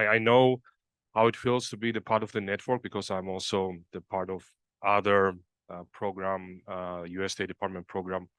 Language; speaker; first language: English; non-native, fluent; Georgian